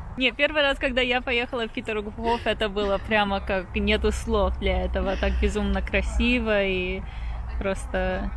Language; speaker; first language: Russian; non-native, learner; English